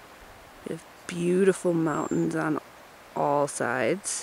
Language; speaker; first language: English; native; English